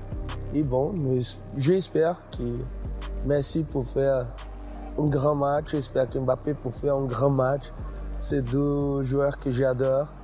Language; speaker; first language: French; non-native, fluent; Portuguese